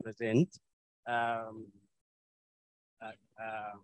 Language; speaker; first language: English; non-native, fluent; Oromo